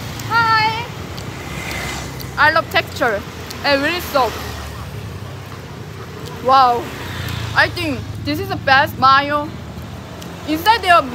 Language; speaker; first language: English; non-native, learner; Korean